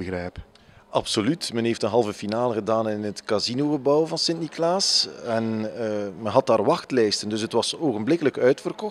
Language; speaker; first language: Dutch; native; Dutch